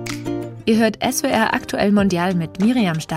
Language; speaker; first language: German; native; German